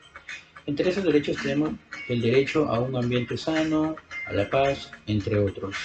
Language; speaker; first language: Spanish; native; Spanish